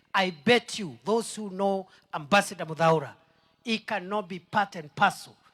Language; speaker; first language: English; non-native, local second language; Swahili